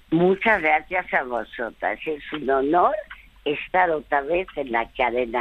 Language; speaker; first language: Spanish; non-native, fluent; French